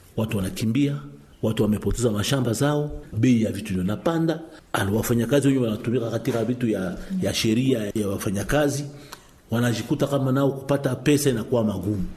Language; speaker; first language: Swahili; non-native, local second language; Nande